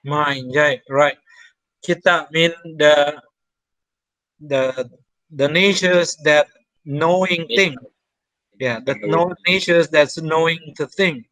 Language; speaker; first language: English; non-native, fluent; Thai